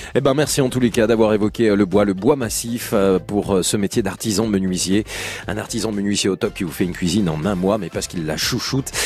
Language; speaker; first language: French; native; French